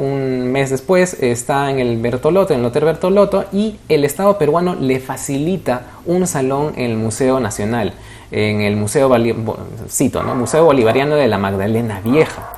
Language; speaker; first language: Spanish; native; Spanish